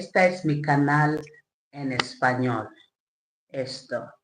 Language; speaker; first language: Spanish; non-native, learner; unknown